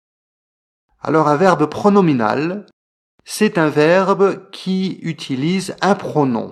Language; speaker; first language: French; native; French